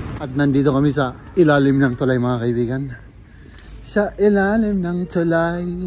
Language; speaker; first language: Filipino; native; Filipino